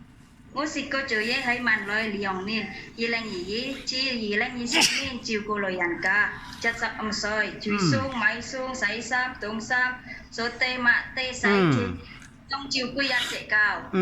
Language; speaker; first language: Cantonese; non-native, learner; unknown